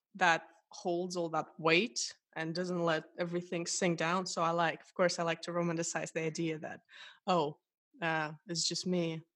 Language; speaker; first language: English; non-native, fluent; Russian